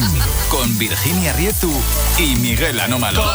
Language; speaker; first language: Spanish; native; Spanish